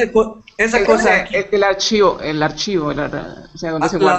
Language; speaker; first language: Spanish; native; Spanish